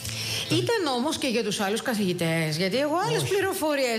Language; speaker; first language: Greek; native; Greek